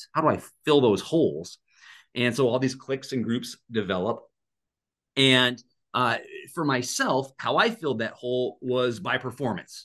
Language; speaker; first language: English; native; English